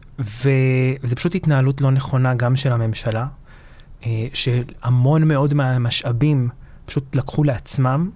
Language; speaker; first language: Hebrew; early bilingual, other home language; Arabic